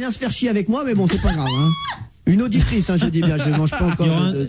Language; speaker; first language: French; native; French